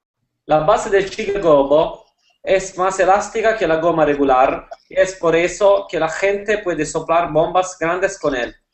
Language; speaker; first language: Spanish; non-native, learner; Italian